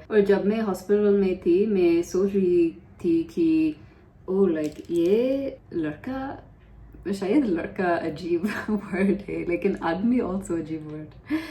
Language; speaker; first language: Hindi; non-native, learner; English